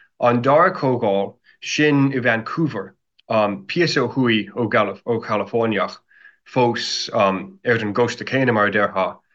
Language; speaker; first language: Irish; non-native, fluent; English